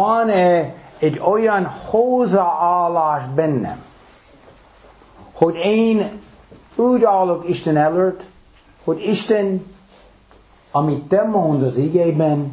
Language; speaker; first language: Hungarian; non-native, fluent; English